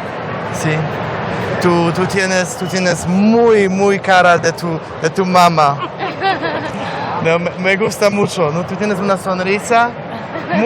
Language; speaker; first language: Spanish; non-native, learner; Polish